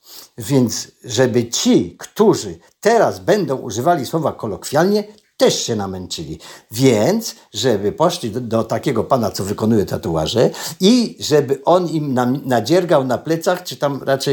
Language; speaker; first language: Polish; native; Polish